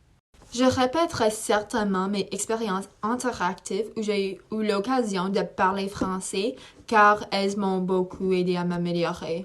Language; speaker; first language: French; non-native, learner; English